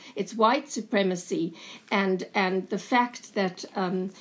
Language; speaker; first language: English; native; English